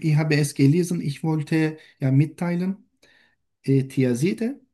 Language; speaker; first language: German; non-native, learner; Turkish